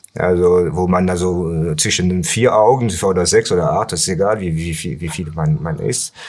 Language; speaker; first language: German; non-native, learner; French